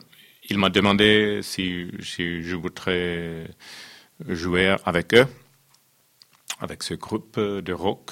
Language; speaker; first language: French; non-native, fluent; Finnish